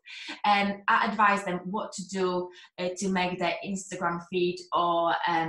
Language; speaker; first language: English; non-native, fluent; Polish